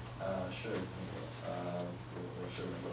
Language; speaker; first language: Chinese; non-native, learner; English